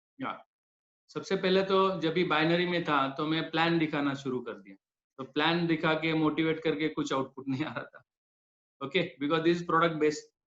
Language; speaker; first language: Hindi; non-native, local second language; Marathi